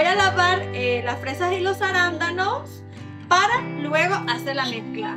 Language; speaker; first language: Spanish; native; Spanish